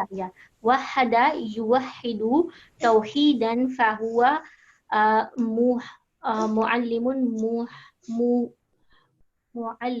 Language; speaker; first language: Arabic; non-native, learner; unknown